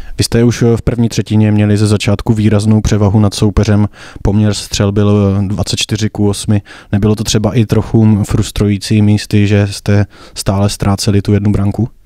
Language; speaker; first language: Czech; native; Czech